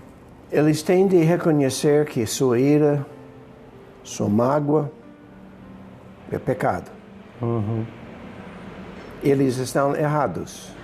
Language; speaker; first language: Portuguese; non-native, fluent; English